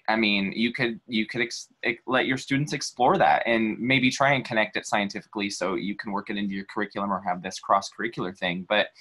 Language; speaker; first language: English; native; English